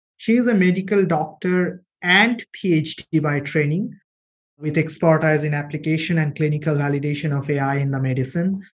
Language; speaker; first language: English; non-native, local second language; Bangla